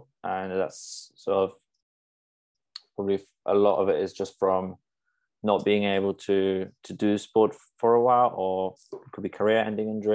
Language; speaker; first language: English; non-native, fluent; Polish